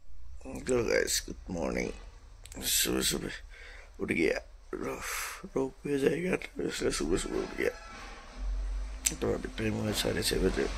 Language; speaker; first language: Hindi; non-native, local second language; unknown